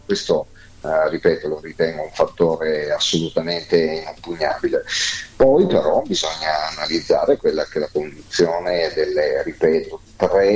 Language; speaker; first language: Italian; native; Italian